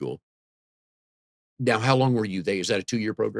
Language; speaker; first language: English; native; English